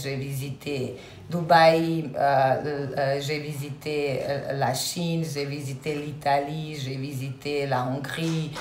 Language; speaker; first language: French; non-native, fluent; Serbian